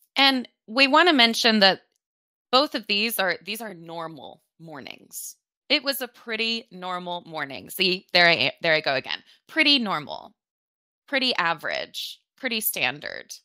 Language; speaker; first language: English; native; English